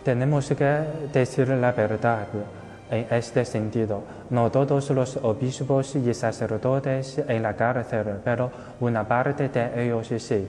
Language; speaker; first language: Spanish; non-native, fluent; Chinese